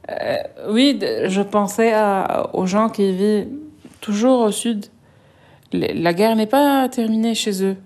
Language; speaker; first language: French; non-native, local second language; Arabic